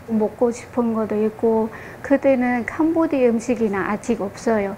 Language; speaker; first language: Korean; non-native, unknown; Khmer